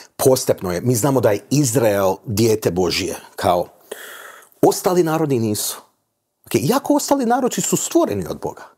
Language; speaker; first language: Croatian; early bilingual, heritage; Croatian